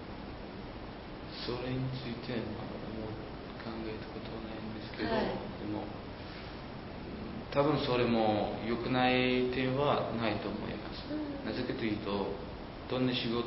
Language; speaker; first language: Japanese; non-native, fluent; Uzbek